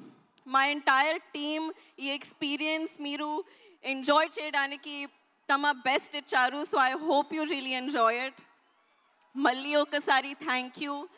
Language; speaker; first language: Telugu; non-native, learner; Hindi